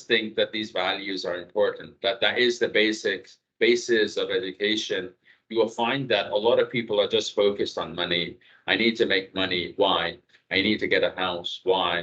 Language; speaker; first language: English; non-native, fluent; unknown